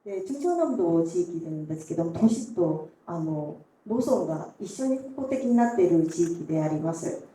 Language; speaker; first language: Japanese; non-native, fluent; Korean